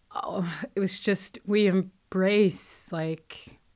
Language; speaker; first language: English; non-native, fluent; Arabic